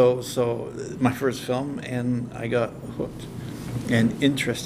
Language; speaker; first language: English; native; English